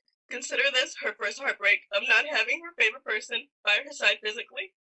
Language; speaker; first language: English; early bilingual, other home language; Spanish